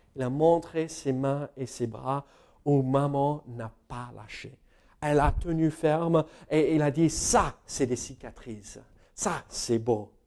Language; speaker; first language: French; non-native, fluent; English